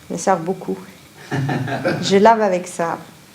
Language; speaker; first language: French; non-native, learner; Arabic